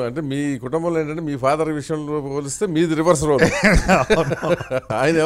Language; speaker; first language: Telugu; native; Telugu